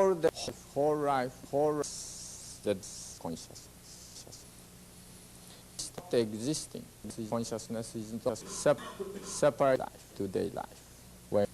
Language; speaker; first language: English; non-native, learner; Japanese